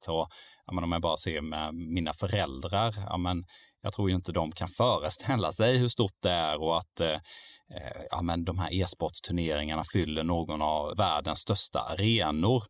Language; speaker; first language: Swedish; native; Swedish